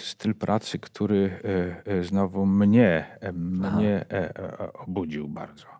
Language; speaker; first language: Polish; native; Polish